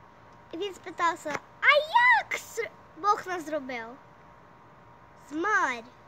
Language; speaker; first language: Ukrainian; early bilingual, heritage; Ukrainian